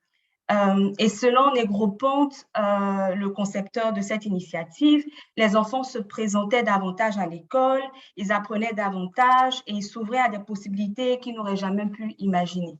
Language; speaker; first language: French; native; French